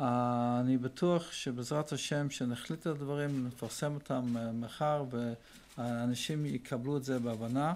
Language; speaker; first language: Hebrew; non-native, fluent; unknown